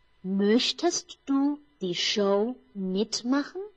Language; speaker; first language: German; non-native, fluent; Chinese